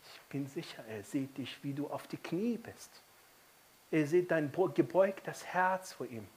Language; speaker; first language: German; non-native, fluent; Arabic